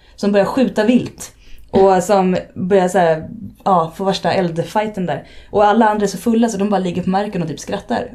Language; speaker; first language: Swedish; native; Swedish